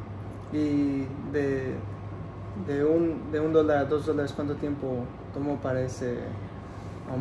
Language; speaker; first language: Spanish; early bilingual, heritage; Spanish